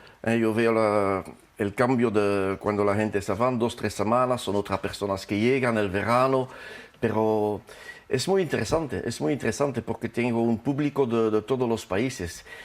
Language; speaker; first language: Spanish; non-native, fluent; French